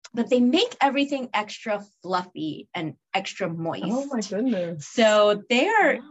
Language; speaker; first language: English; early bilingual, other home language; Spanish